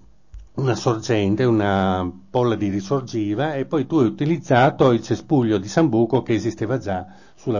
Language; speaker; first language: Italian; native; Italian